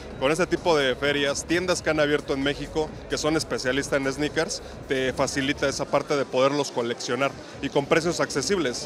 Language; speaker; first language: Spanish; native; Spanish